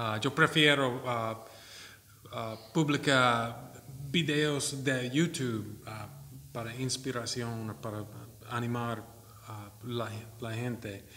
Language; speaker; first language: Spanish; non-native, learner; English